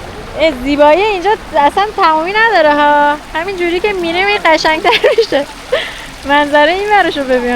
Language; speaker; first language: Persian; native; Persian